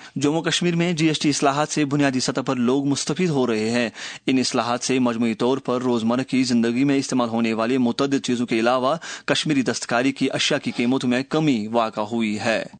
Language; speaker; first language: Urdu; non-native, local second language; Kashmiri